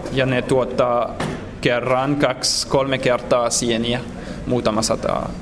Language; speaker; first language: Finnish; non-native, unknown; French